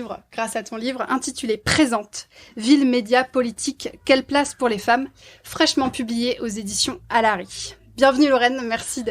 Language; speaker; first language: French; native; French